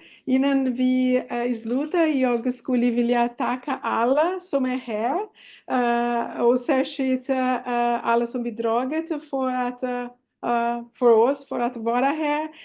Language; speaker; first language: Swedish; non-native, fluent; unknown